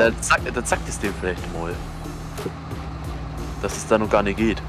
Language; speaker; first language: German; native; German